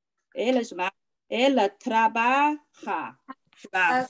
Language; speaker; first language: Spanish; non-native, fluent; Chinese